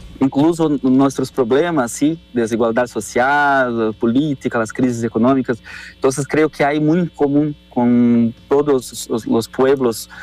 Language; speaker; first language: Spanish; non-native, fluent; Portuguese